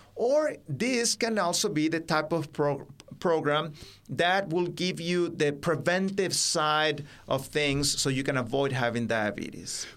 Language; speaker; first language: English; non-native, fluent; Spanish